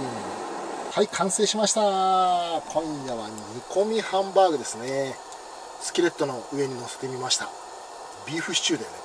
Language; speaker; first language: Japanese; native; Japanese